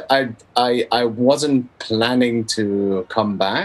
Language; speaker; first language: English; non-native, local second language; Cantonese